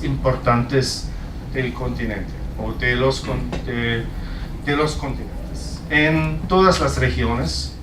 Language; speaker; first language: Spanish; non-native, fluent; German